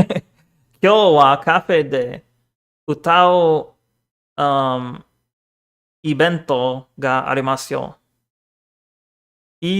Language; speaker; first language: Japanese; non-native, learner; English